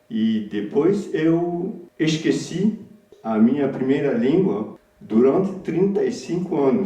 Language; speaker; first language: Portuguese; early bilingual, heritage; Portuguese